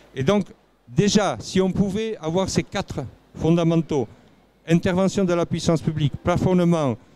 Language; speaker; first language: French; native; French